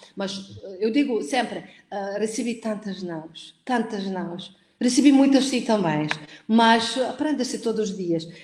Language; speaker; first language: Portuguese; non-native, fluent; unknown